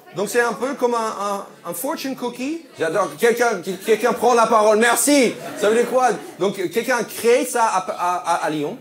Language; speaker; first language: French; non-native, fluent; English